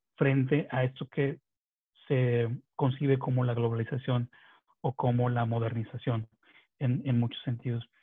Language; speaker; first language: Spanish; non-native, local second language; Yucateco